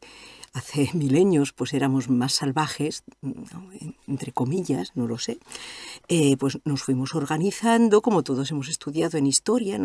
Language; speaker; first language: Spanish; native; Spanish